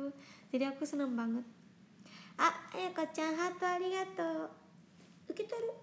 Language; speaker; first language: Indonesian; non-native, fluent; Japanese